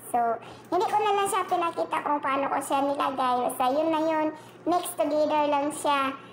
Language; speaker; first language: Filipino; non-native, local second language; Cebuano